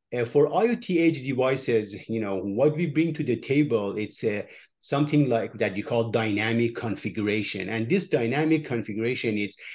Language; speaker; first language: English; non-native, fluent; Persian